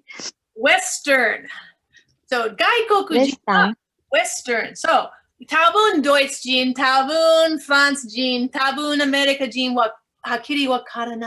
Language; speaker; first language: Japanese; non-native, learner; English